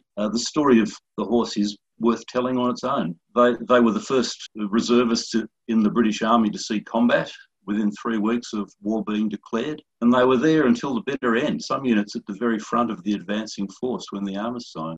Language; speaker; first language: English; native; English